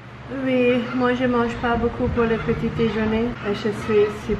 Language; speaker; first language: French; non-native, learner; Filipino